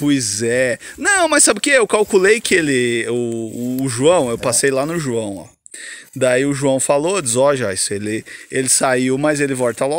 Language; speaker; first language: Portuguese; native; Portuguese